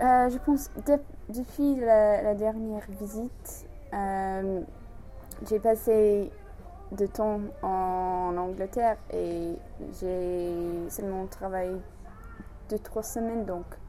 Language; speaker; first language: French; non-native, learner; English